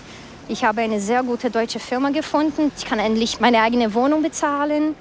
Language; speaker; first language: German; early bilingual, heritage; Portuguese